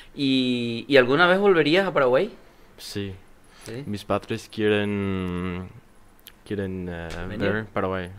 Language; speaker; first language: Spanish; non-native, learner; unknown